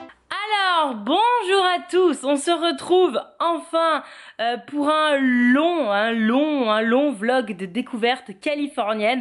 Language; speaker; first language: French; native; French